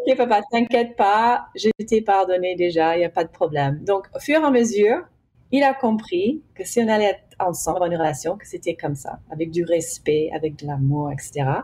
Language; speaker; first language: French; early bilingual, heritage; English